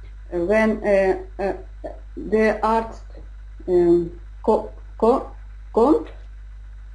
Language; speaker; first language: German; non-native, learner; Russian